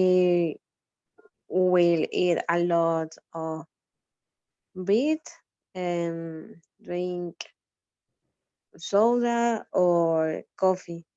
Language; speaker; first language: English; non-native, learner; Spanish